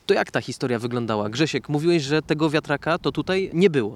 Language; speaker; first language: Polish; native; Polish